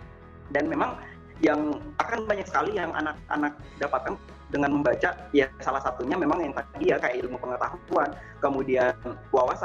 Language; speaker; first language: Indonesian; non-native, local second language; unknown